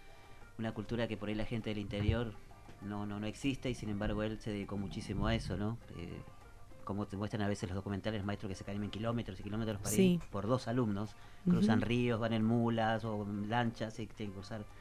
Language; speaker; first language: Spanish; native; Spanish